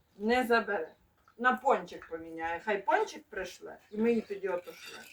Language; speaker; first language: Ukrainian; native; Ukrainian